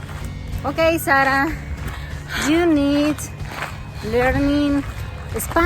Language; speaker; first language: English; non-native, learner; Spanish